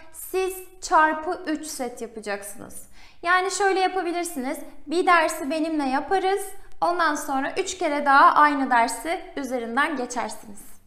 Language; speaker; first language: Turkish; native; Turkish